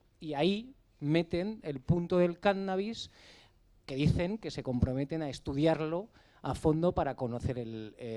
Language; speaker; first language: Spanish; native; Spanish